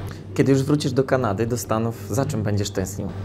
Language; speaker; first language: Polish; native; Polish